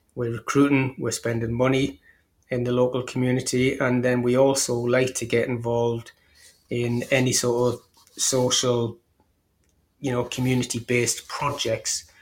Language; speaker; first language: English; native; English